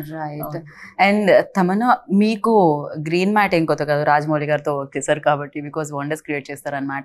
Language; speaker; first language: Telugu; native; Telugu